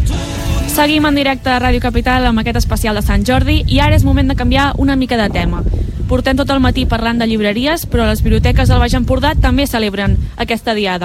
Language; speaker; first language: Catalan; native; Catalan